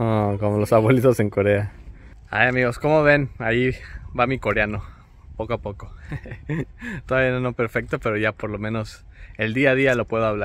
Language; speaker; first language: Spanish; native; Spanish